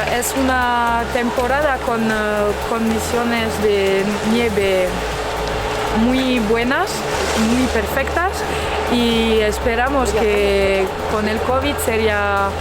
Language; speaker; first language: Spanish; non-native, fluent; French